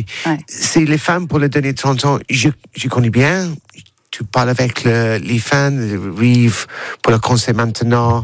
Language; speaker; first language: French; non-native, learner; English